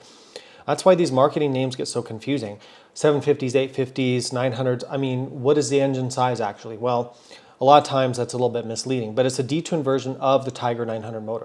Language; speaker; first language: English; native; English